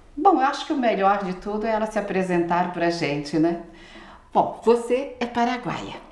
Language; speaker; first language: Portuguese; native; Portuguese